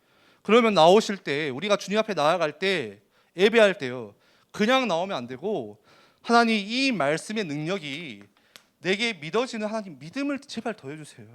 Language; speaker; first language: Korean; native; Korean